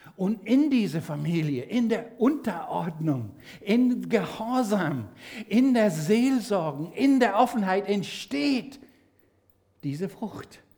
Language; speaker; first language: German; non-native, fluent; Spanish